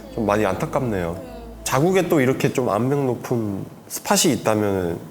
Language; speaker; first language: Korean; non-native, fluent; Finnish